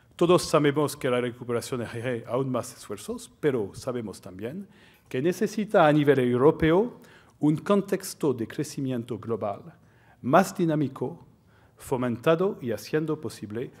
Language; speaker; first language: Spanish; non-native, fluent; French